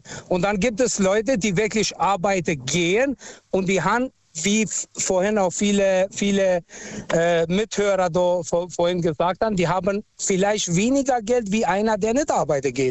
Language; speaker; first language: German; non-native, fluent; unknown